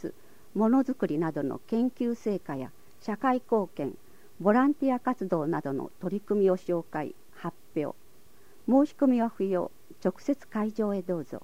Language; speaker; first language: Japanese; native; Japanese